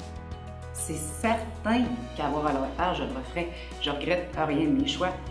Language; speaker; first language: French; native; French